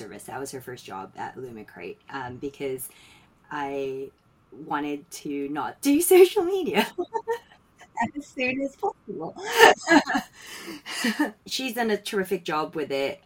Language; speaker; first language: English; non-native, local second language; Filipino